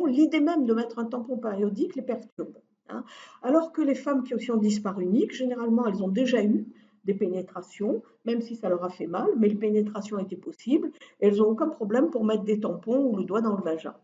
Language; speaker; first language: French; native; French